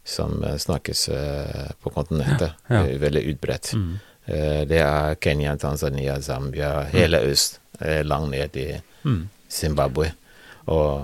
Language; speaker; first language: Norwegian; non-native, fluent; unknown